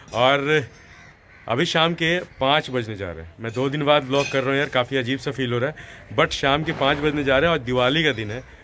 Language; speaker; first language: Hindi; native; Hindi